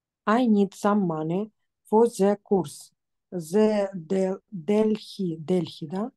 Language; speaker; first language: English; non-native, learner; Russian